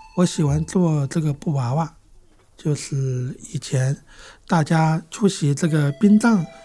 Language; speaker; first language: Chinese; native; Chinese